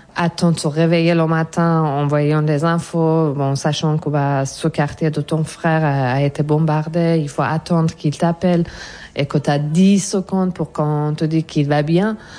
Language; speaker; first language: French; non-native, fluent; Persian